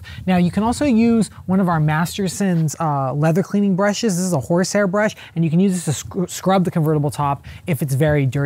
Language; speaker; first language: English; native; English